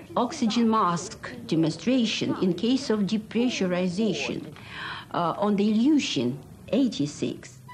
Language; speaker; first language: English; non-native, fluent; Russian